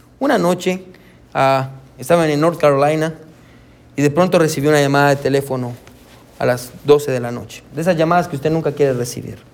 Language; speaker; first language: Spanish; native; Spanish